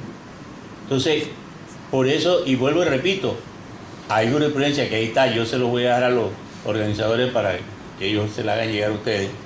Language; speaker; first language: Spanish; native; Spanish